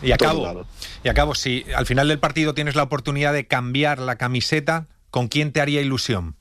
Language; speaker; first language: Spanish; native; Spanish